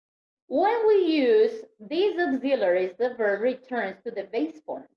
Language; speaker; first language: English; non-native, learner; Spanish